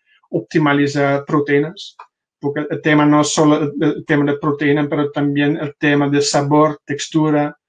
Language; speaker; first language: Spanish; non-native, fluent; Dutch